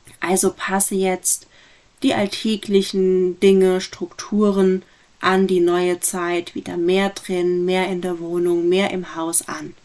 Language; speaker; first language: German; native; German